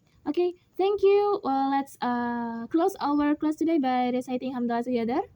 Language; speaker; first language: English; non-native, learner; Indonesian